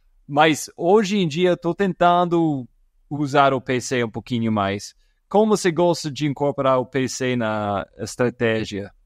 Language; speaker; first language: Portuguese; non-native, fluent; English